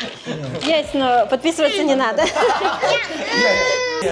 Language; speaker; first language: Russian; native; Russian